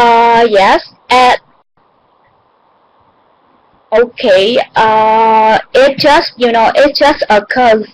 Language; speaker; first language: English; non-native, learner; Vietnamese